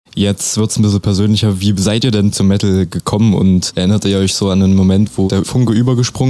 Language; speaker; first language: German; native; German